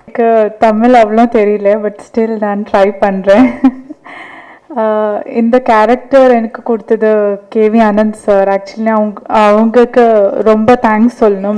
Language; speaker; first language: Tamil; non-native, learner; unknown